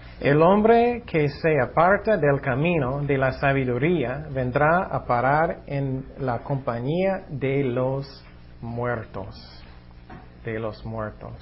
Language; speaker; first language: Spanish; non-native, fluent; English